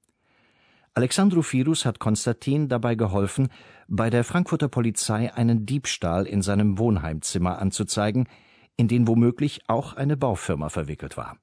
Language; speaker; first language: German; native; German